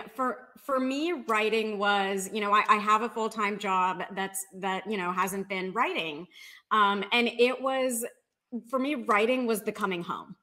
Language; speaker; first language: English; native; English